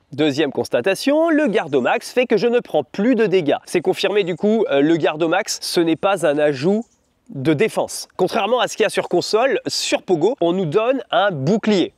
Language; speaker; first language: French; native; French